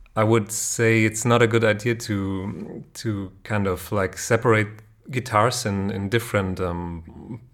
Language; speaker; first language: English; non-native, fluent; German